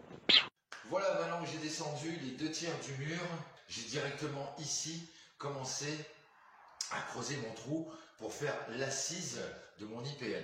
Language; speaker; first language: French; native; French